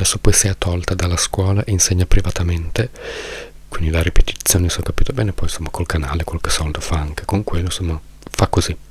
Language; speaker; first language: Italian; native; Italian